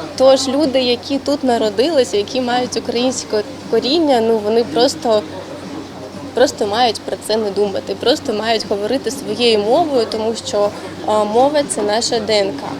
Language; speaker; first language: Ukrainian; non-native, local second language; Russian